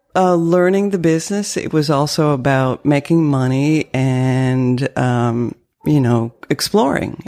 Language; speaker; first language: English; early bilingual, other home language; French